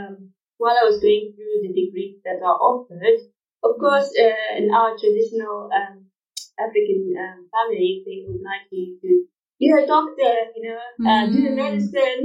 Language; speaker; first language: English; non-native, fluent; Arabic